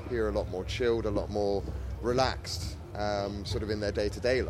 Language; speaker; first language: English; native; English